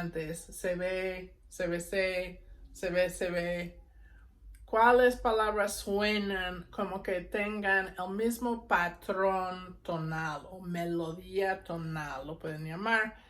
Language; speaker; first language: Spanish; non-native, fluent; English